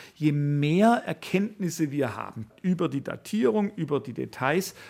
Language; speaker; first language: German; native; German